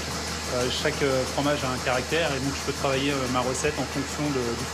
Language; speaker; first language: French; native; French